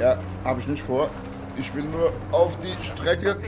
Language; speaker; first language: German; native; German